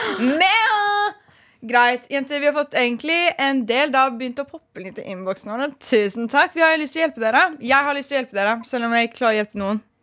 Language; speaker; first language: Norwegian; early bilingual, other home language; Persian